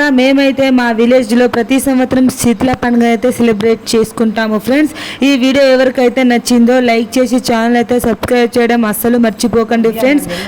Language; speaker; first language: Telugu; non-native, local second language; Lambadi